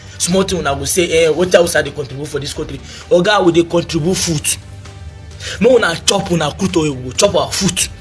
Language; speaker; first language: Nigerian Pidgin; non-native, local second language; Hausa